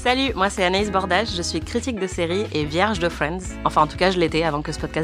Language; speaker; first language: French; native; French